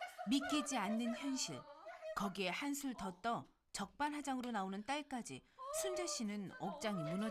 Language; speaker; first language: Korean; native; Korean